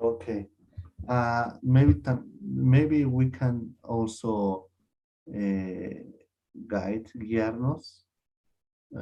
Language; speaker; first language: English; non-native, learner; Spanish